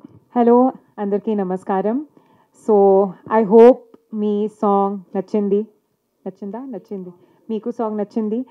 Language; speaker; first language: Telugu; non-native, local second language; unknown